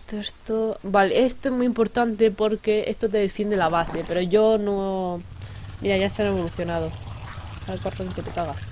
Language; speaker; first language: Spanish; native; Spanish